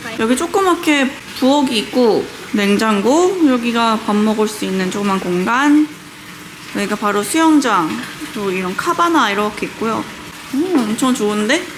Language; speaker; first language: Korean; early bilingual, heritage; Korean